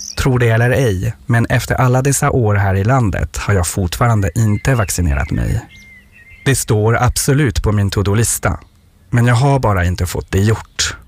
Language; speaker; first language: Swedish; non-native, fluent; French